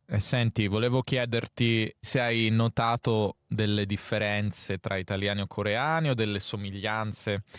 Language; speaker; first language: Italian; native; Italian